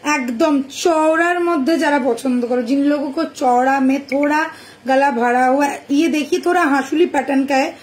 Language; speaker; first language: Hindi; non-native, local second language; Bangla